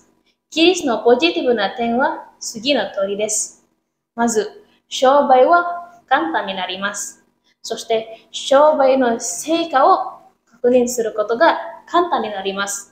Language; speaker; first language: Japanese; non-native, learner; Indonesian